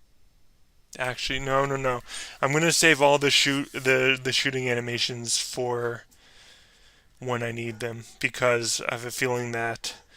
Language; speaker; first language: English; native; English